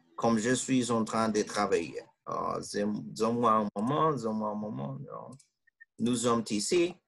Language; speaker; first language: French; non-native, learner; Spanish